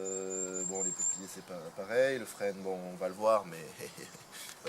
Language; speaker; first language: French; native; French